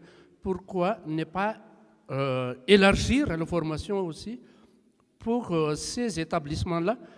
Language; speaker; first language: French; non-native, local second language; Malagasy